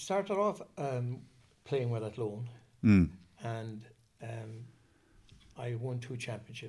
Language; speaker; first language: English; native; English